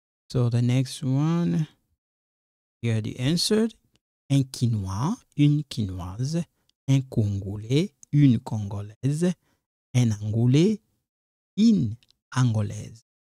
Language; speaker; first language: French; non-native, local second language; Lingala